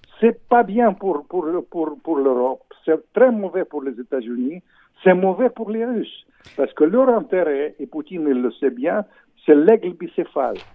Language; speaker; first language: French; non-native, fluent; Russian